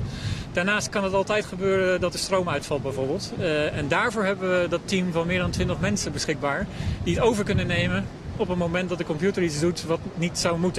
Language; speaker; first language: Dutch; native; Dutch